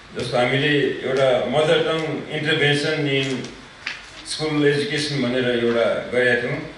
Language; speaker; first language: Nepali; non-native, local second language; Newari